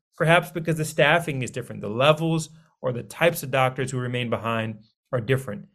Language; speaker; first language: English; early bilingual, other home language; Hindi